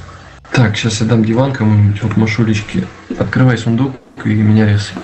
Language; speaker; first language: Russian; native; Russian